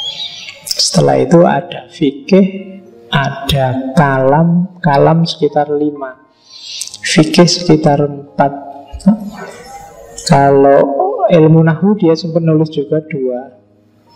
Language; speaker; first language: Indonesian; native; Indonesian